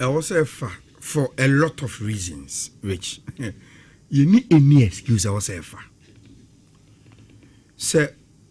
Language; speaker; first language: English; non-native, local second language; Akan